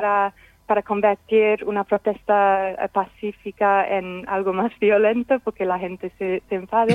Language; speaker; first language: Spanish; non-native, fluent; English